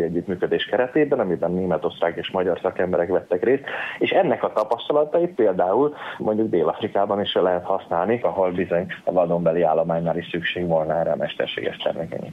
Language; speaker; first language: Hungarian; native; Hungarian